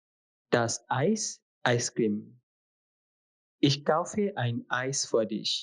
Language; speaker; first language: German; non-native, fluent; Bangla